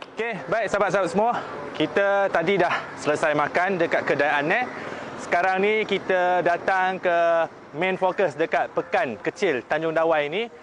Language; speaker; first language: Malay; non-native, local second language; Min Nan Chinese